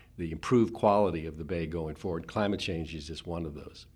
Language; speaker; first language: English; native; English